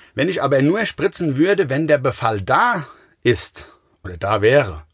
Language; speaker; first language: German; native; German